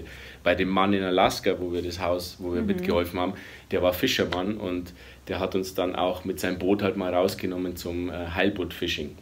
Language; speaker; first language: German; native; German